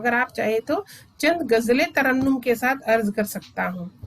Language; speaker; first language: Hindi; non-native, local second language; Malayalam